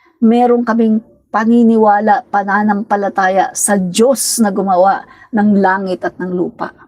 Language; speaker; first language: Filipino; non-native, local second language; Cebuano